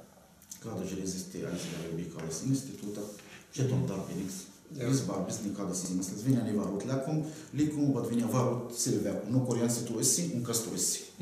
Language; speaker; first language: Latvian; non-native, learner; Arabic